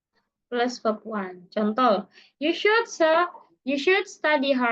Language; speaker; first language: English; non-native, learner; Indonesian